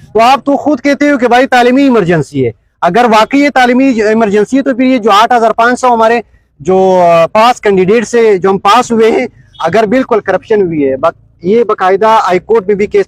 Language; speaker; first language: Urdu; non-native, local second language; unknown